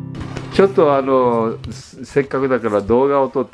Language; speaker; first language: Japanese; native; Japanese